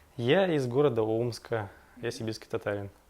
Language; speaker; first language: Russian; native; Russian